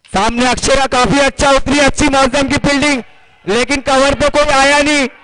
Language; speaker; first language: Hindi; native; Hindi